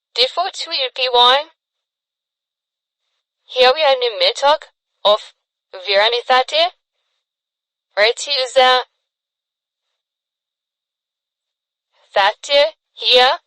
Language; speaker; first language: English; non-native, fluent; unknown